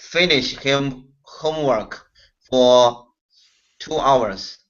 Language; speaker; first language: English; non-native, learner; Chinese